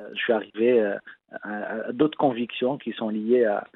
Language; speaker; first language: French; non-native, local second language; Arabic